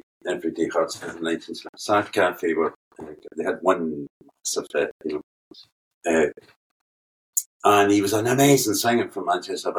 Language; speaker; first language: English; native; English